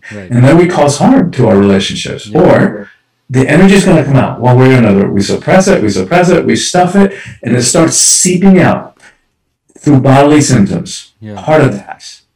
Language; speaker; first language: English; early bilingual, other home language; Spanish